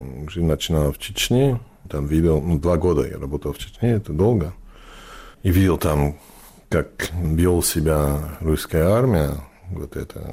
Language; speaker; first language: Russian; non-native, fluent; English